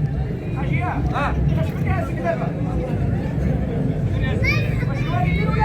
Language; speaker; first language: Arabic; native; Arabic